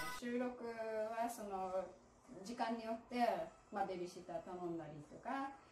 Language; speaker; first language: Japanese; non-native, fluent; English